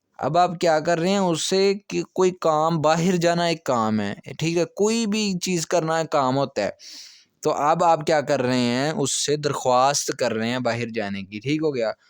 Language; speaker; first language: Urdu; non-native, local second language; Punjabi